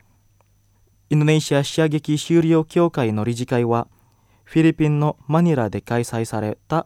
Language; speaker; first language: Japanese; non-native, fluent; Indonesian